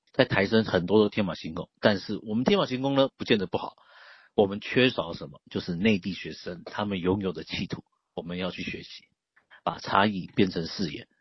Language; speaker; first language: Chinese; native; Chinese